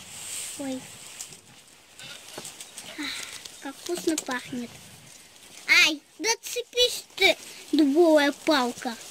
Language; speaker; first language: Russian; native; Russian